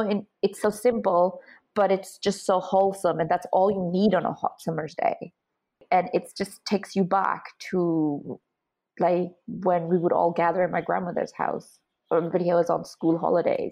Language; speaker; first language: English; native; English